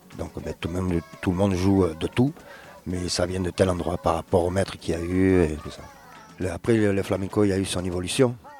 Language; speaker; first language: French; early bilingual, other home language; Spanish